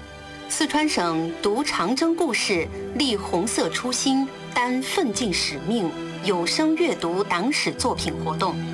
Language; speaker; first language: Chinese; native; Chinese